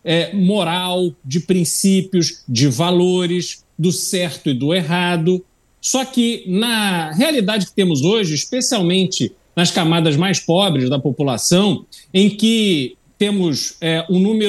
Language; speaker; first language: Portuguese; native; Portuguese